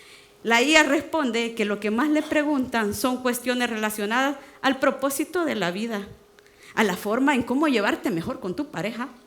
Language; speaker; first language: Spanish; native; Spanish